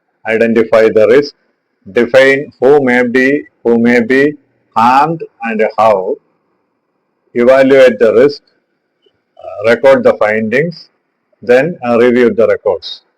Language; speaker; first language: English; non-native, local second language; Malayalam